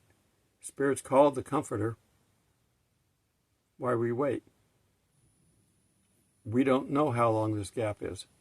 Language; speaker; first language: English; native; English